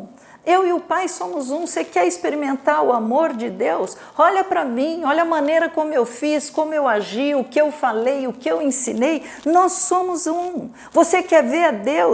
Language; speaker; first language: Portuguese; native; Portuguese